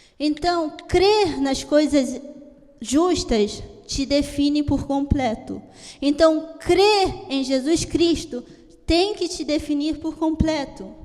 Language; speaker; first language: Portuguese; early bilingual, heritage; Italian